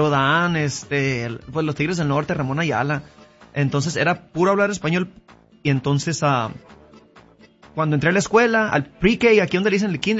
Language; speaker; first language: Spanish; early bilingual, heritage; Spanish